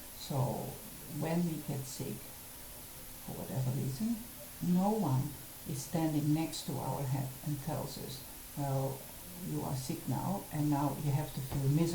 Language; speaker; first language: English; non-native, fluent; Dutch